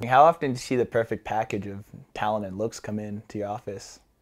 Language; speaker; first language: English; native; English